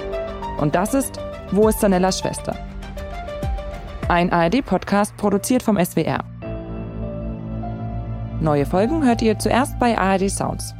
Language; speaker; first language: German; native; German